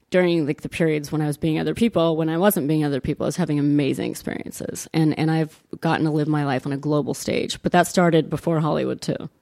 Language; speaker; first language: English; early bilingual, other home language; Italian